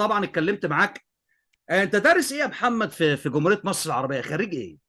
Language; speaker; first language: Arabic; native; Arabic